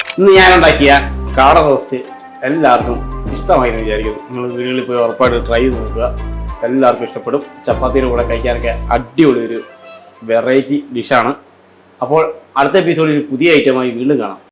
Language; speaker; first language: Malayalam; native; Malayalam